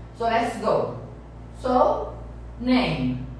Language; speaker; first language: English; non-native, fluent; Portuguese